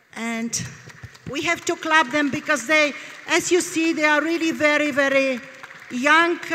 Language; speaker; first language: English; non-native, fluent; Polish